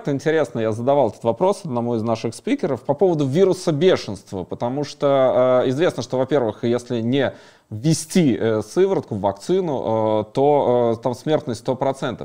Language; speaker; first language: Russian; native; Russian